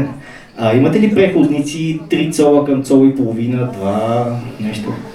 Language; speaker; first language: Bulgarian; native; Bulgarian